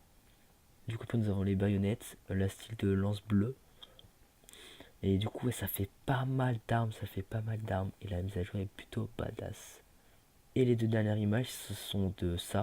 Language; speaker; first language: French; native; French